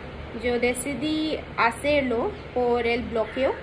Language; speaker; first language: Spanish; non-native, learner; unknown